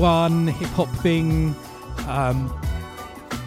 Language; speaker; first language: English; native; English